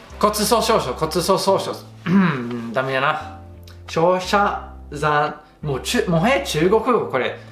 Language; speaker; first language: Japanese; non-native, fluent; English